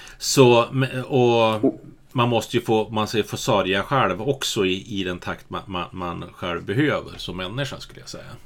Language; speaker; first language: Swedish; native; Swedish